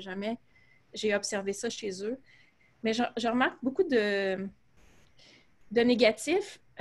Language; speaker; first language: French; native; French